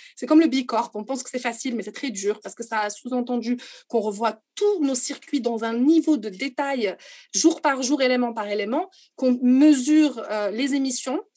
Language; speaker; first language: French; non-native, local second language; Arabic